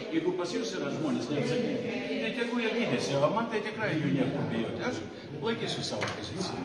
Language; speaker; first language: Lithuanian; non-native, local second language; Russian